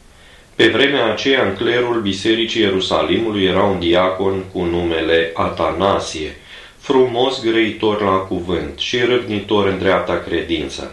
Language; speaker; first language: Romanian; native; Romanian